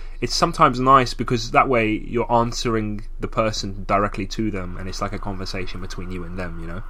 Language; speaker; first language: English; native; English